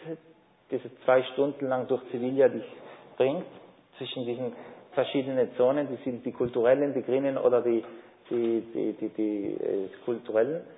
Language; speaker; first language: German; non-native, fluent; Spanish